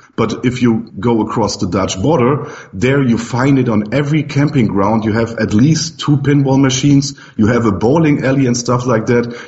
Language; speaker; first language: English; non-native, fluent; German